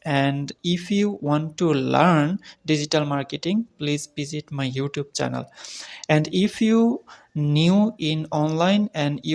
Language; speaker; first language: English; non-native, learner; Bangla